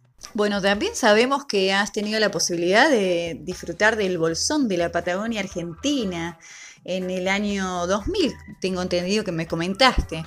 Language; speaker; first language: Spanish; native; Spanish